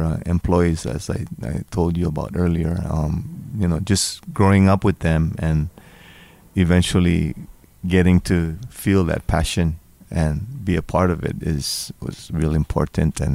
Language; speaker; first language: English; native; English